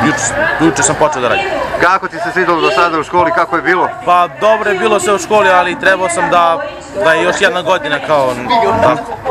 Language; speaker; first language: Serbian; native; Serbian